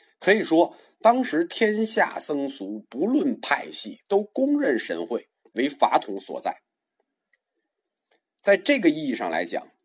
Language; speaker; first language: Chinese; native; Chinese